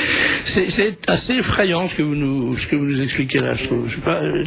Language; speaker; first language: French; native; French